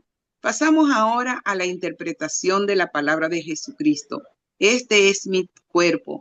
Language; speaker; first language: Spanish; native; Spanish